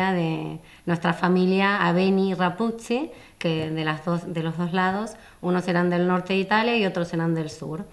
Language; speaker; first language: Spanish; native; Spanish